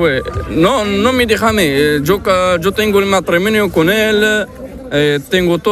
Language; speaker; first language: Spanish; non-native, learner; Arabic